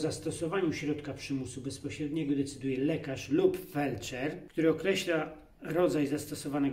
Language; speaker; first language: Polish; native; Polish